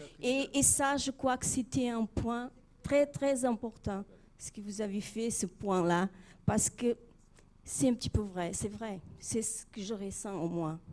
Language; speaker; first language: French; non-native, fluent; Portuguese